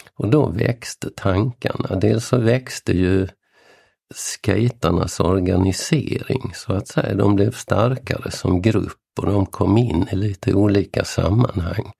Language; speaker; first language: Swedish; native; Swedish